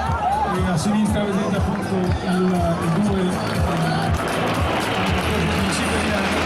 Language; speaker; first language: Italian; native; Italian